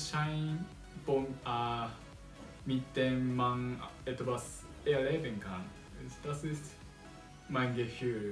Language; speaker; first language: German; non-native, learner; Japanese